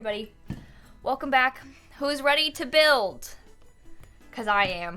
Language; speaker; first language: English; native; English